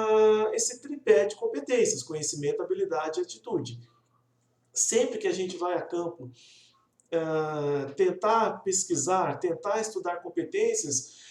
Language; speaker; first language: Portuguese; native; Portuguese